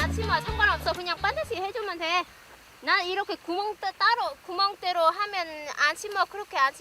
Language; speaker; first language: Korean; non-native, learner; Vietnamese